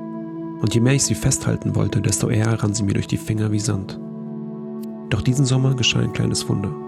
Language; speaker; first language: German; native; German